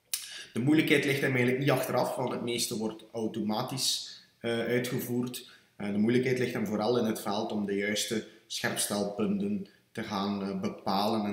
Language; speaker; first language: Dutch; native; Dutch